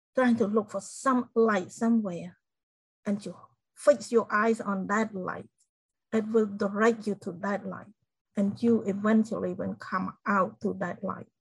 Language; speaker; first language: English; non-native, fluent; Khmer